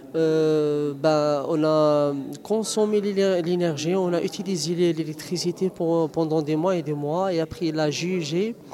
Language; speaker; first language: French; non-native, local second language; Arabic